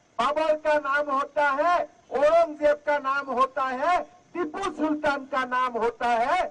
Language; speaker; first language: Hindi; non-native, local second language; Assamese